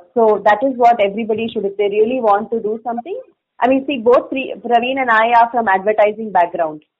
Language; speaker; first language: English; non-native, local second language; Tamil